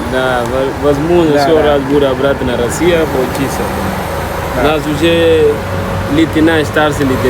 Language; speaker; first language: Russian; non-native, learner; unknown